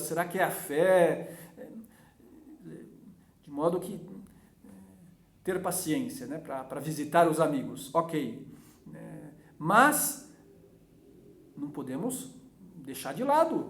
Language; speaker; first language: Portuguese; native; Portuguese